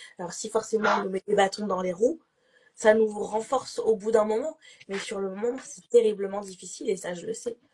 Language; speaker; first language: French; native; French